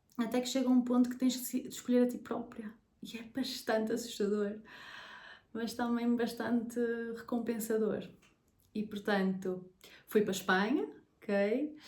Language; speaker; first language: Portuguese; native; Portuguese